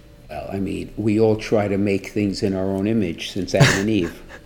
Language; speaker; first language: English; native; English